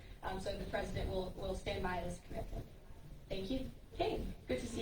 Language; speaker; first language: English; native; English